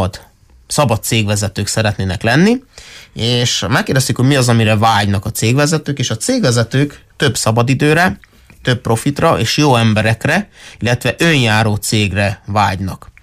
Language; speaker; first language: Hungarian; native; Hungarian